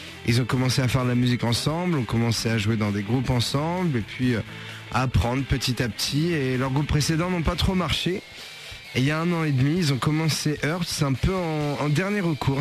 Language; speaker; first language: French; native; French